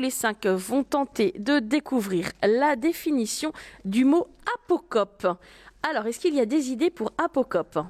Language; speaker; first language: French; native; French